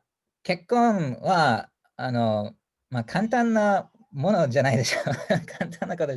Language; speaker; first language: Japanese; non-native, fluent; English